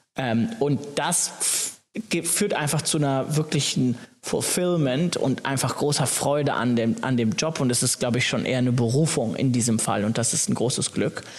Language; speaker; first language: German; native; German